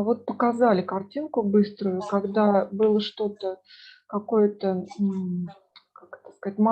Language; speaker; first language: Russian; native; Russian